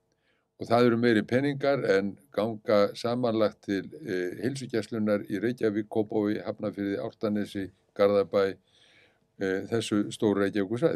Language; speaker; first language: Icelandic; native; Icelandic